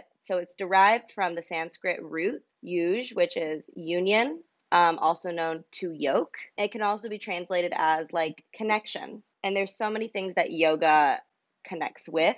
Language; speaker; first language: English; native; English